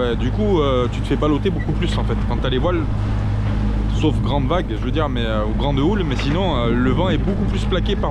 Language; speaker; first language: French; native; French